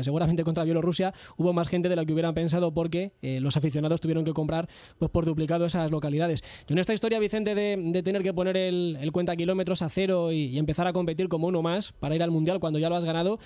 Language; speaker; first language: Spanish; native; Spanish